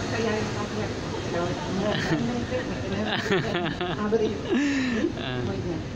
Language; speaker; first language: Spanish; non-native, fluent; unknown